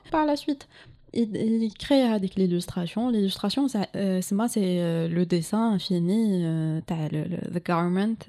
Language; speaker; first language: French; non-native, local second language; Arabic